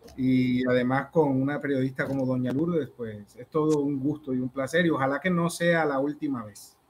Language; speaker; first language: Spanish; native; Spanish